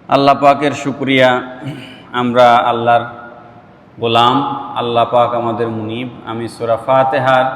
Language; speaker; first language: Bangla; non-native, local second language; Sylheti